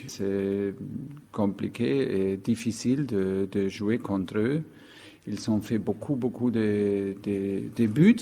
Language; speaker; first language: French; non-native, fluent; German